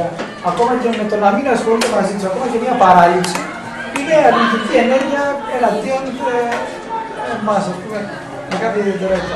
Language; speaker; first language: Greek; native; Greek